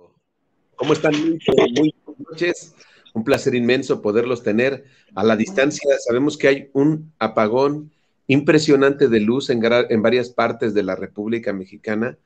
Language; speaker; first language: Spanish; native; Spanish